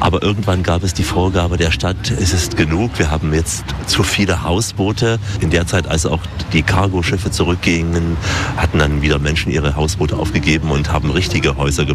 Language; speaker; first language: German; native; German